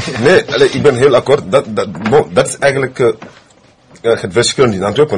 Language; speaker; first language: Dutch; non-native, fluent; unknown